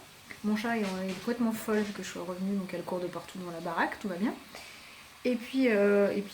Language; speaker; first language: French; native; French